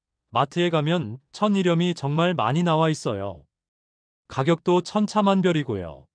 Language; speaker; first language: Korean; native; Korean